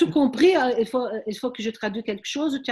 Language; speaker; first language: French; non-native, fluent; Portuguese